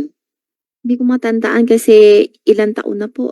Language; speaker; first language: Filipino; non-native, learner; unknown